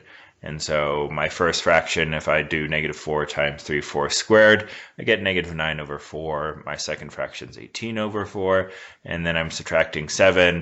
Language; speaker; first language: English; native; English